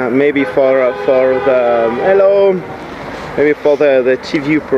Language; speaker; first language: English; non-native, learner; Italian